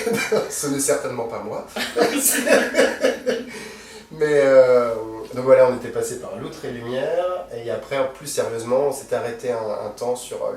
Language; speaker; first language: French; native; French